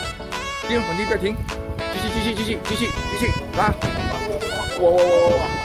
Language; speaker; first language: Chinese; non-native, learner; Thai